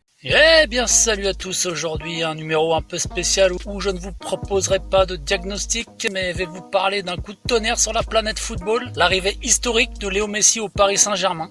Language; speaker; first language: French; native; French